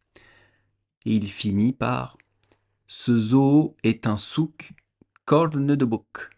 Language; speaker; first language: French; native; French